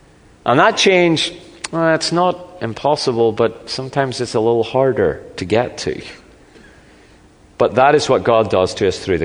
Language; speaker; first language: English; native; English